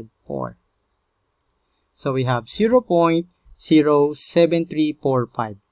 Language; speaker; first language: English; non-native, local second language; Filipino